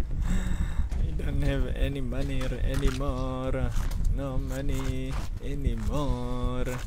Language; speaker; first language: English; non-native, local second language; Malay